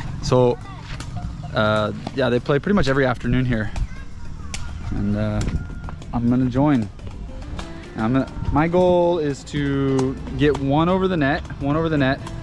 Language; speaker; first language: English; native; English